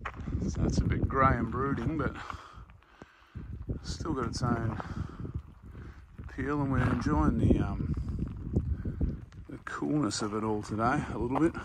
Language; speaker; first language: English; native; English